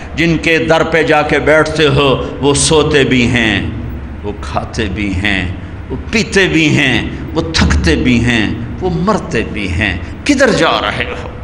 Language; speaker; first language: Urdu; non-native, local second language; Punjabi